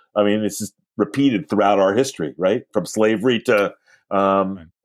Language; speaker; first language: English; native; English